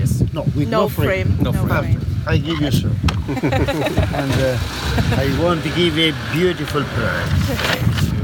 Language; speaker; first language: English; non-native, learner; Italian